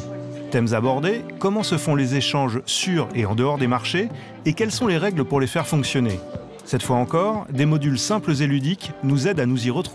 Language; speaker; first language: French; native; French